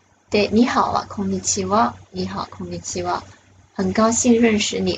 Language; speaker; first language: Japanese; non-native, fluent; Chinese